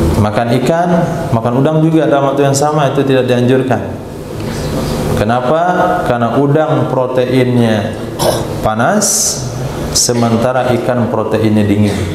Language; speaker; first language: Malay; native; Malay